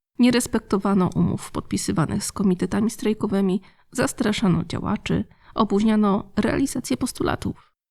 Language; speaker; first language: Polish; native; Polish